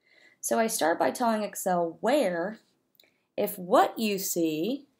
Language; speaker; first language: English; native; English